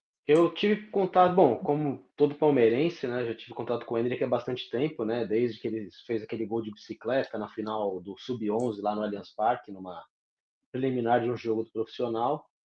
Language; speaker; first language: Portuguese; native; Portuguese